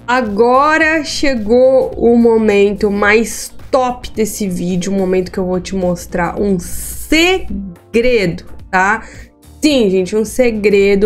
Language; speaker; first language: Portuguese; native; Portuguese